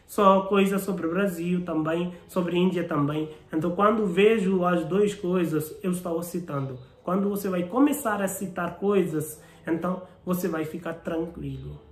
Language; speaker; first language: Portuguese; non-native, learner; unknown